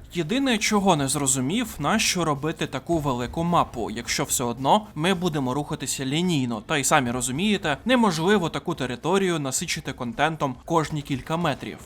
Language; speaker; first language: Ukrainian; native; Ukrainian